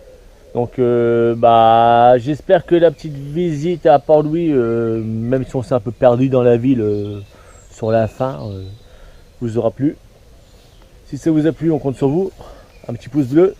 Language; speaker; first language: French; native; French